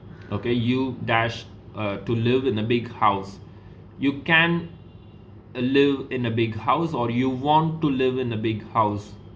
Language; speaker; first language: English; non-native, local second language; Tamil